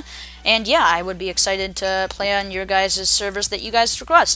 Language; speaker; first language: English; native; English